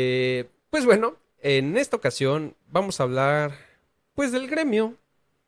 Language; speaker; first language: Spanish; native; Spanish